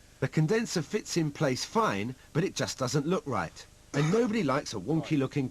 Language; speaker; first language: English; native; English